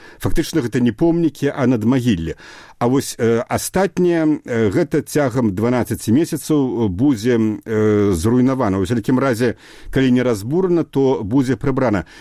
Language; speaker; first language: Belarusian; native; Belarusian